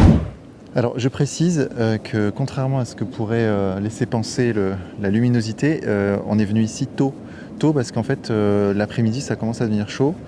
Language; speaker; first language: French; native; French